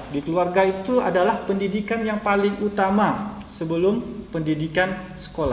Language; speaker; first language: Indonesian; native; Indonesian